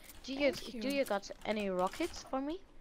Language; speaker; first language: English; non-native, learner; German